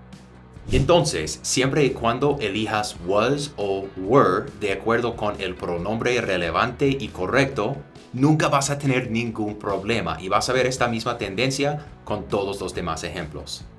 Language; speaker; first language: Spanish; non-native, fluent; English